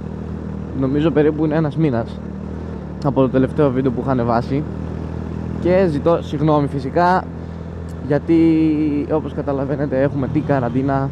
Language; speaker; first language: Greek; native; Greek